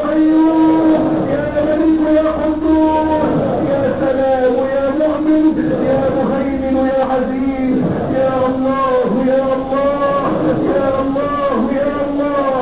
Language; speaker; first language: Arabic; native; Arabic